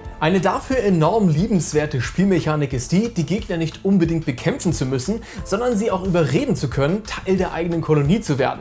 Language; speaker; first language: German; native; German